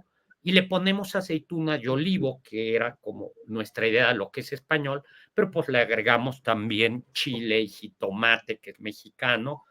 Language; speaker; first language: Spanish; native; Spanish